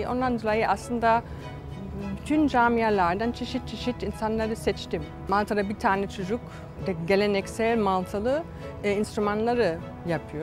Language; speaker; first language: Turkish; non-native, fluent; German